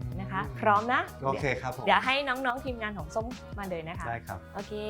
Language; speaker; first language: Thai; native; Thai